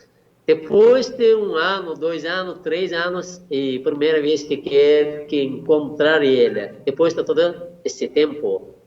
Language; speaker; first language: Portuguese; non-native, learner; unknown